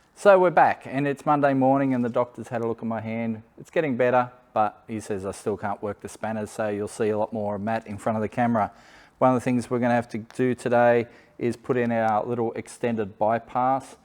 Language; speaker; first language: English; native; English